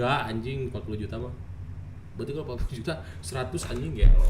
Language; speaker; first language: Indonesian; native; Indonesian